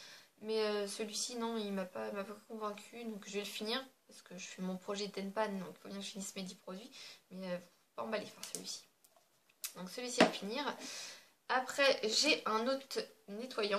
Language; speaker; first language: French; native; French